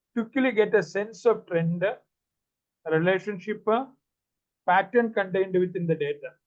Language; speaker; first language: English; non-native, local second language; Malayalam